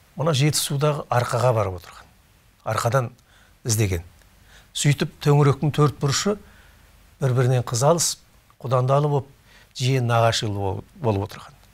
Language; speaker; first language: Kazakh; native; Kazakh